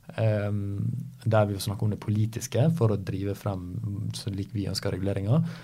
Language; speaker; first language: Norwegian; native; Norwegian